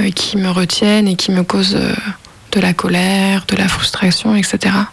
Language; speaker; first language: French; native; French